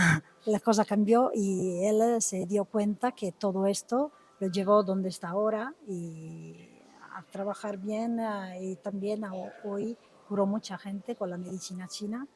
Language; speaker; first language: Spanish; non-native, fluent; Italian